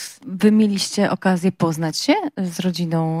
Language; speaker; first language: Polish; native; Polish